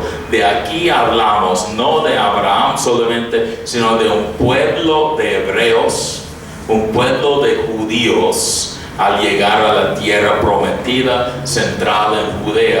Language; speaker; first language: Spanish; non-native, fluent; English